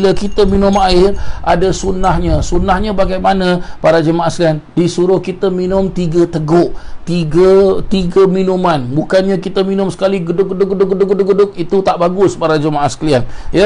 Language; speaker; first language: Malay; native; Malay